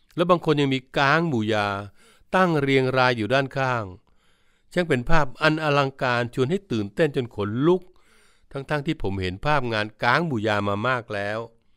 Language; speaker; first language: Thai; native; Thai